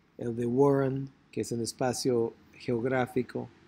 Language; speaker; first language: Spanish; non-native, fluent; English